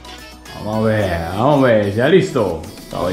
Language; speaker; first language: Spanish; non-native, learner; Japanese